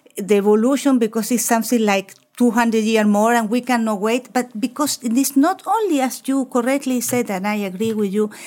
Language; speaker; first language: English; non-native, fluent; Spanish